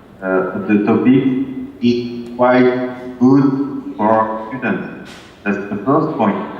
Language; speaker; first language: English; non-native, fluent; French